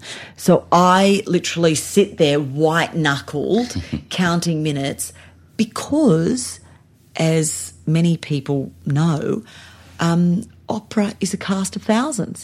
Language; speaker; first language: English; native; English